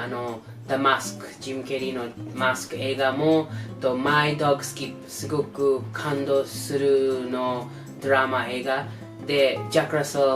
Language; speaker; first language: Japanese; non-native, learner; English